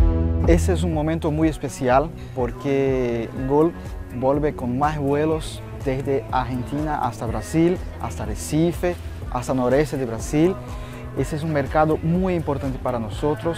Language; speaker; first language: Spanish; non-native, fluent; Portuguese